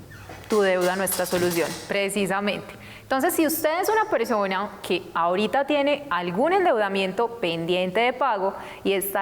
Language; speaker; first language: Spanish; native; Spanish